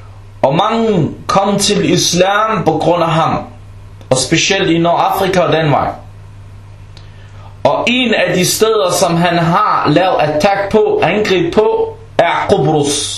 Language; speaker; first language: Danish; non-native, fluent; Arabic